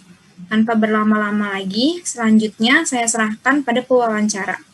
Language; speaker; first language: Indonesian; native; Indonesian